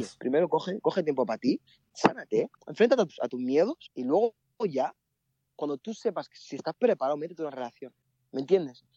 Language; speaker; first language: Spanish; early bilingual, other home language; Mandingo